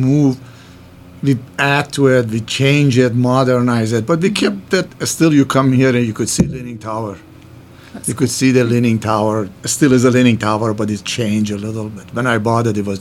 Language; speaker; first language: English; non-native, fluent; Persian